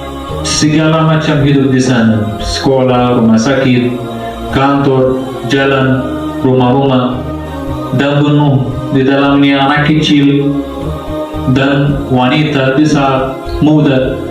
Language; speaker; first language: Indonesian; non-native, fluent; Arabic